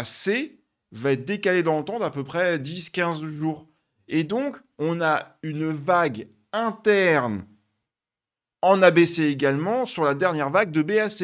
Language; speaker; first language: French; native; French